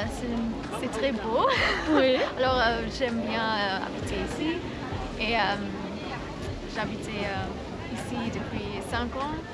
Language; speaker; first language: French; non-native, fluent; German